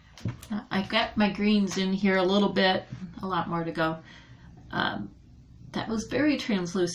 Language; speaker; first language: English; native; English